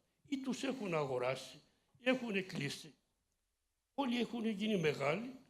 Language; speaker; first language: Greek; early bilingual, heritage; Greek